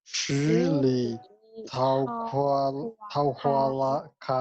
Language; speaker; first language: Chinese; non-native, learner; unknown